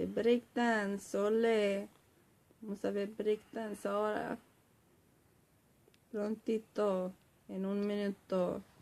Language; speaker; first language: Spanish; non-native, learner; Swedish